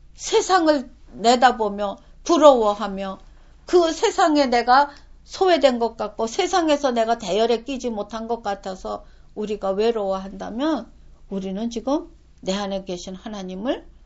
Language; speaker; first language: Korean; native; Korean